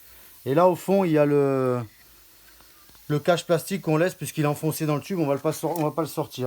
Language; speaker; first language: French; native; French